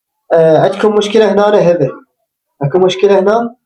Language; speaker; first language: Arabic; native; Arabic